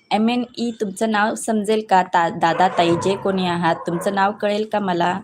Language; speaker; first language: Hindi; non-native, local second language; Marathi